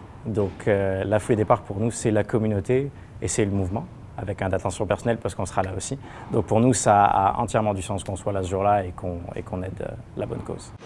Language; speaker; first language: French; native; French